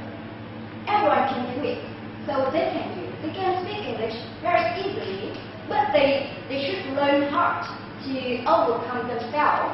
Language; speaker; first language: English; non-native, learner; Vietnamese